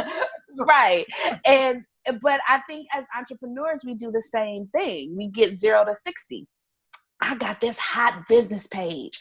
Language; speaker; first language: English; native; English